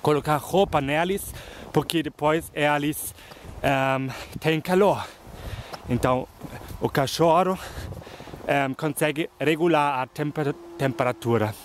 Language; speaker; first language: Portuguese; non-native, fluent; German